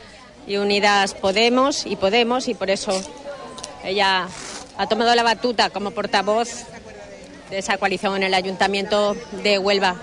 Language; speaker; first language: Spanish; native; Spanish